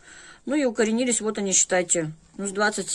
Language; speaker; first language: Russian; native; Russian